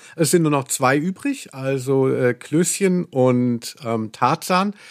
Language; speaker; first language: German; native; German